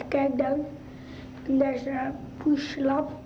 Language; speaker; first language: Dutch; early bilingual, other home language; Arabic